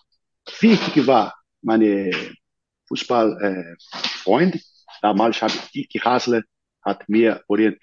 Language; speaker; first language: German; non-native, learner; Portuguese